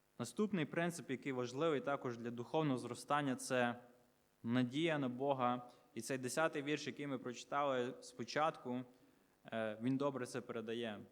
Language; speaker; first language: Ukrainian; native; Ukrainian